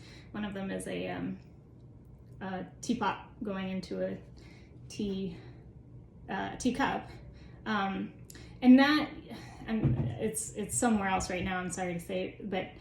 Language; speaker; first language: English; native; English